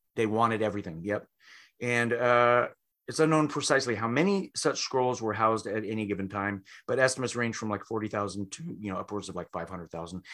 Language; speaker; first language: English; native; English